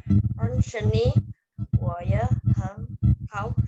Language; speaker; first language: Chinese; non-native, learner; Indonesian